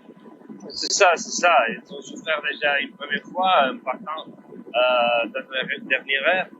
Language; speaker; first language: French; non-native, fluent; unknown